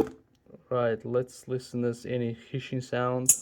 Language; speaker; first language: English; non-native, local second language; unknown